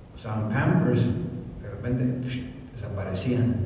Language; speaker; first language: Spanish; early bilingual, other home language; English